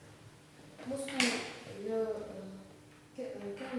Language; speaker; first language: French; non-native, learner; Russian